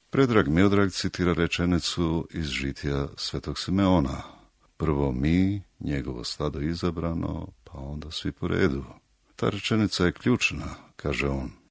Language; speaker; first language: Serbian; native; Serbian